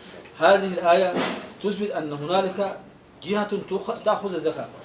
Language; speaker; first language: Arabic; native; Arabic